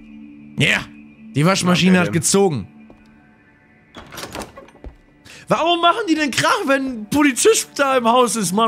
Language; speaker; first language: German; native; German